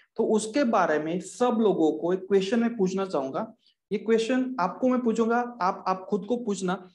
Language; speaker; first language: Hindi; non-native, local second language; Marathi